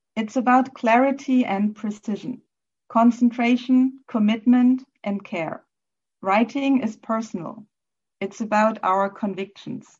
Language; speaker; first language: English; non-native, fluent; German